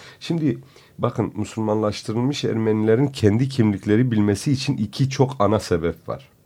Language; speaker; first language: Turkish; non-native, local second language; Kurdish